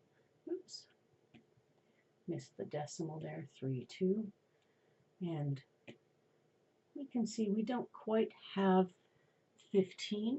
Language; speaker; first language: English; native; English